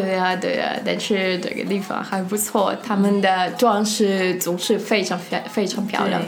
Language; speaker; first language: Chinese; non-native, fluent; Russian